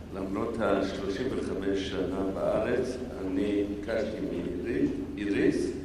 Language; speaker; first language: Hebrew; non-native, fluent; English